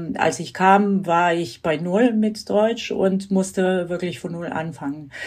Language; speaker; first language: German; non-native, fluent; Croatian